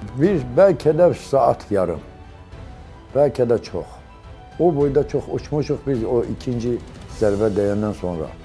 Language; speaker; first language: Azerbaijani; non-native, local second language; Avaric